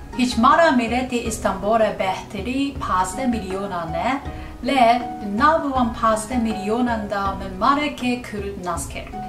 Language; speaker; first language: Kurdish; non-native, learner; Japanese